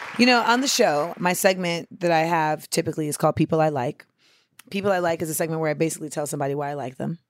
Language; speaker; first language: English; native; English